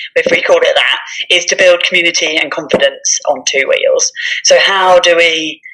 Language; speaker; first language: English; native; English